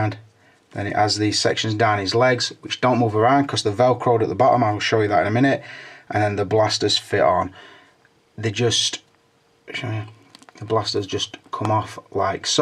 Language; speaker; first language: English; native; English